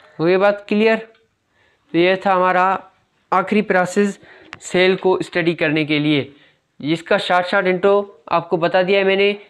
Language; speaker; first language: Urdu; native; Urdu